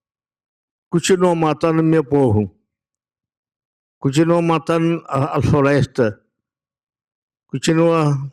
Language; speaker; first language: Portuguese; non-native, local second language; Yanomámi